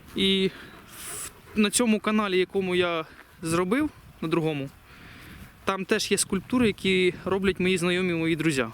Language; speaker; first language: Ukrainian; native; Ukrainian